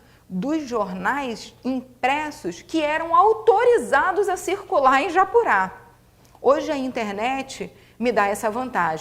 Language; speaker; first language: Portuguese; native; Portuguese